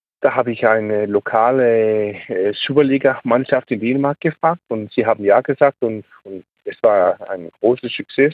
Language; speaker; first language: German; non-native, learner; Danish